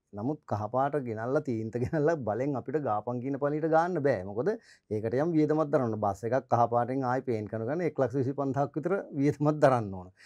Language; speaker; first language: Sinhala; native; Sinhala